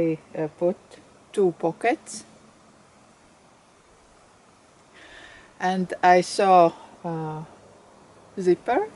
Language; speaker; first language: English; non-native, fluent; Latvian